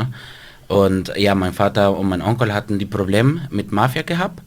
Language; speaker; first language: German; non-native, fluent; Spanish